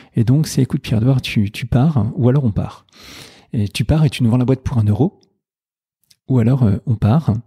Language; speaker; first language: French; native; French